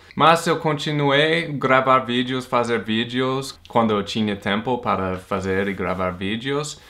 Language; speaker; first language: Portuguese; non-native, fluent; English